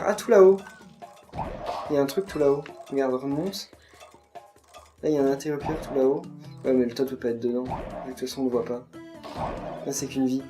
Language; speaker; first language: French; native; French